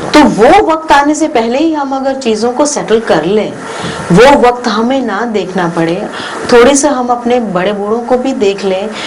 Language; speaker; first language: Hindi; non-native, local second language; Punjabi